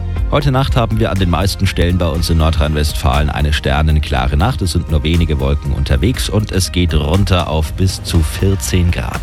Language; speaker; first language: German; native; German